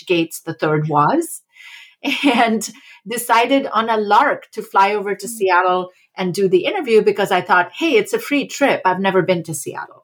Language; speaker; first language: English; non-native, local second language; Hindi